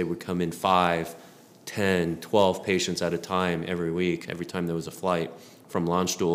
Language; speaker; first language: English; native; English